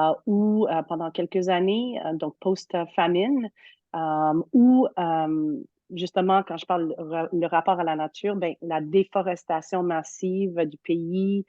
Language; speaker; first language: French; native; French